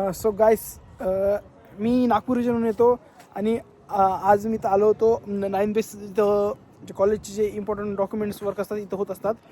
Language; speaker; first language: Marathi; non-native, local second language; Lambadi